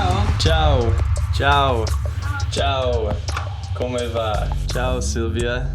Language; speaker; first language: Italian; non-native, learner; English